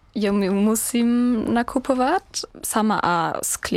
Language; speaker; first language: Czech; non-native, learner; German